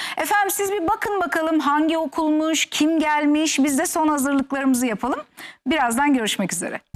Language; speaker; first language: Turkish; native; Turkish